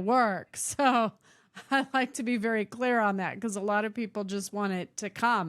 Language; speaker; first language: English; native; English